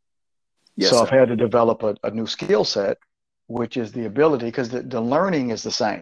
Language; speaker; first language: English; native; English